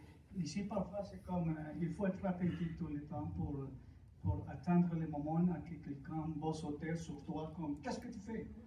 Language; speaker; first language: French; non-native, fluent; Spanish